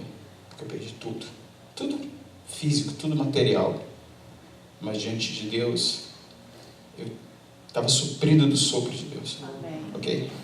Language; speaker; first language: Portuguese; native; Portuguese